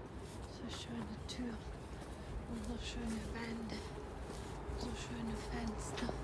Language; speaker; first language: German; non-native, learner; Ukrainian